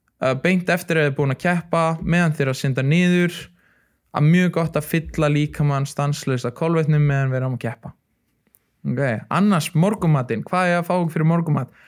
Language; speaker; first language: Icelandic; early bilingual, other home language; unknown